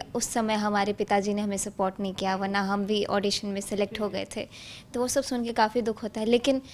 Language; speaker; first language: Hindi; native; Hindi